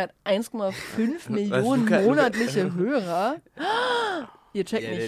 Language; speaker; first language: German; native; German